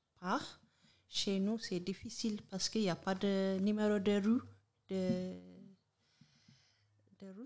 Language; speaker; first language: French; non-native, learner; Amharic